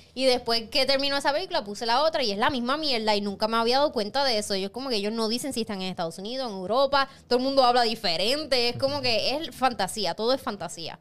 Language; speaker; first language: Spanish; native; Spanish